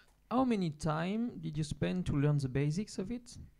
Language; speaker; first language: English; non-native, fluent; French